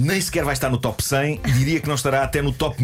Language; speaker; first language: Portuguese; native; Portuguese